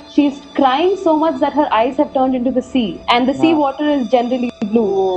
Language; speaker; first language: English; non-native, local second language; Tamil